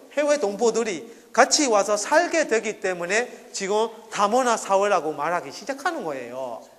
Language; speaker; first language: Korean; non-native, fluent; Burmese